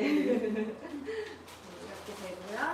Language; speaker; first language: Korean; native; Korean